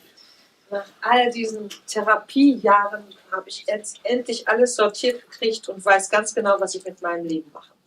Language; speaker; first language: German; native; German